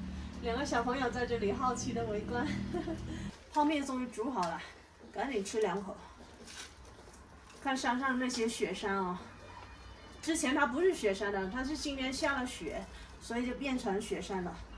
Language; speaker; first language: Chinese; native; Chinese